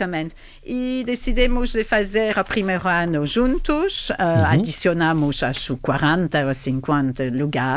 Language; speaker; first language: Portuguese; non-native, fluent; French